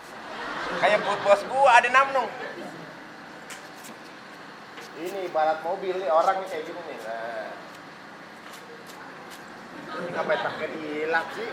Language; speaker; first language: Indonesian; native; Indonesian